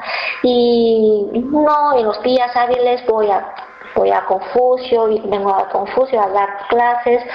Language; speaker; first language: Spanish; non-native, fluent; Chinese